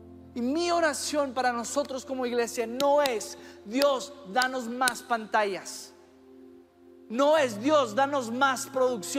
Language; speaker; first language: Spanish; early bilingual, other home language; English